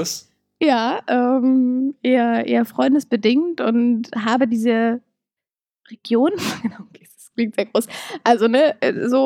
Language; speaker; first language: German; native; German